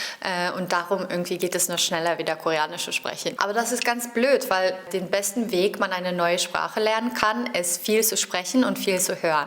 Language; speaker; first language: German; early bilingual, heritage; Norwegian